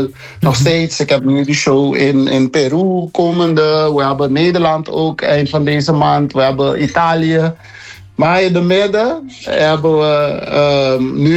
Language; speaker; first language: Dutch; non-native, local second language; Papiamento